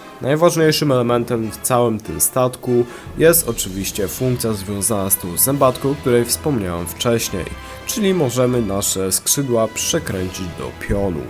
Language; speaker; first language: Polish; native; Polish